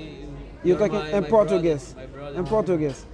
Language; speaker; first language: English; non-native, learner; Haitian Creole